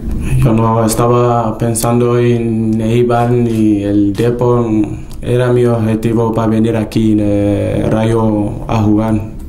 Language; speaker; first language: Spanish; non-native, learner; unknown